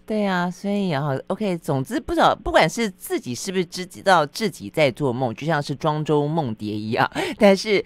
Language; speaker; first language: Chinese; native; Chinese